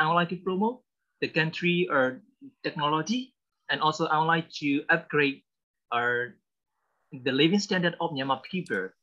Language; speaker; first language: English; non-native, learner; Burmese